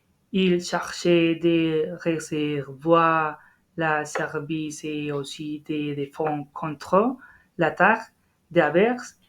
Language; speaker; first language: French; non-native, learner; Spanish